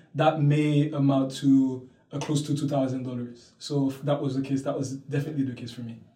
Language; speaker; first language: English; non-native, fluent; Haitian Creole